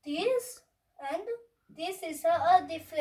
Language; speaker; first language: English; non-native, learner; Hindi